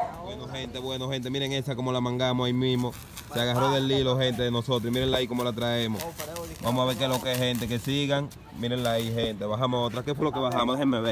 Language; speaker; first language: Spanish; native; Spanish